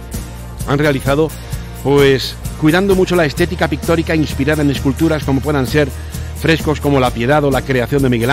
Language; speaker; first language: Spanish; native; Spanish